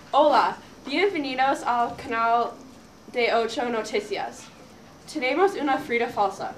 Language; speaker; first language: Spanish; non-native, learner; English